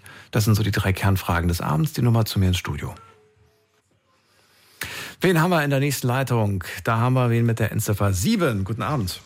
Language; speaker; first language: German; native; German